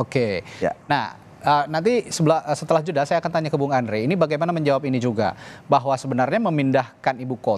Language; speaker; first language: Indonesian; native; Indonesian